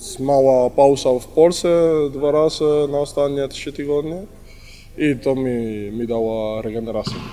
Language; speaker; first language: Polish; non-native, learner; Spanish